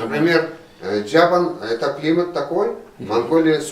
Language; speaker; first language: Russian; non-native, learner; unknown